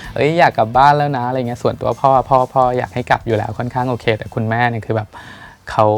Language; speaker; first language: Thai; native; Thai